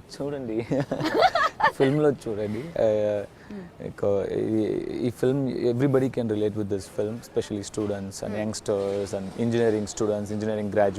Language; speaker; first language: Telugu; non-native, learner; Tamil